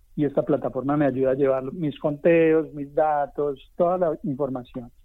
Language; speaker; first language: Spanish; native; Spanish